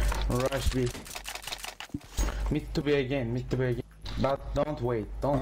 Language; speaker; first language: English; non-native, learner; Turkish